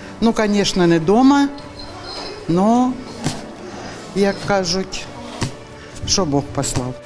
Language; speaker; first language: Ukrainian; non-native, local second language; Russian